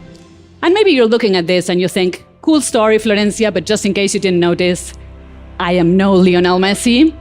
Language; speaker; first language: English; non-native, fluent; Spanish